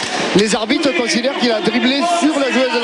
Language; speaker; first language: French; native; French